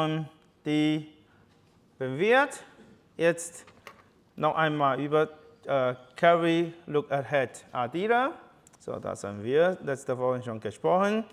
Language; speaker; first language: German; non-native, learner; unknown